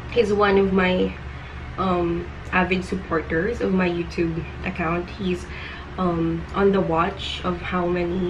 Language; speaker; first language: English; non-native, local second language; Filipino